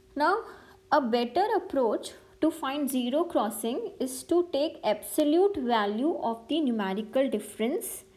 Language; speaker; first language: English; non-native, local second language; Hindi